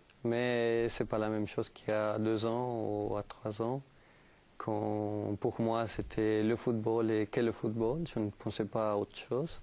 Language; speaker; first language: French; non-native, fluent; Spanish